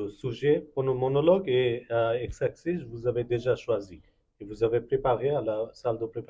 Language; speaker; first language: French; non-native, fluent; Bangla